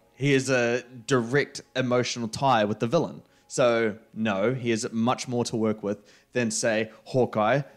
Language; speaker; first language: English; native; English